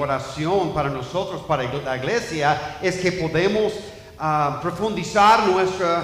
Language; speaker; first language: Spanish; non-native, fluent; English